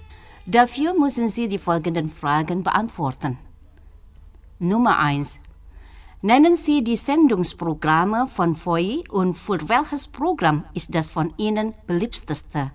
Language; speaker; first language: German; non-native, fluent; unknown